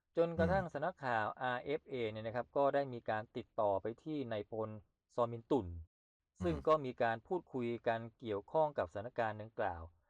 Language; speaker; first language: Thai; native; Thai